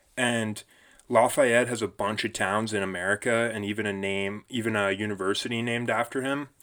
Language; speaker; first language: English; native; English